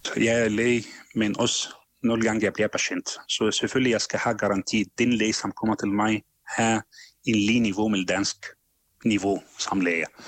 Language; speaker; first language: Danish; non-native, fluent; Arabic